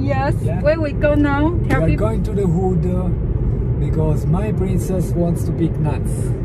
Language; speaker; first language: English; non-native, fluent; Italian